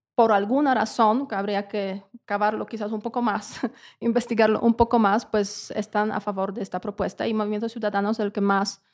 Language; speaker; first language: Spanish; non-native, fluent; Polish